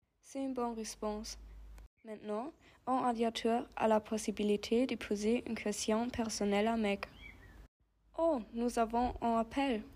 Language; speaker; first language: French; non-native, learner; German